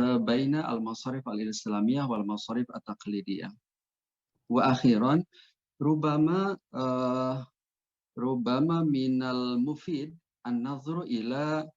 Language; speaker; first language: Arabic; non-native, fluent; Indonesian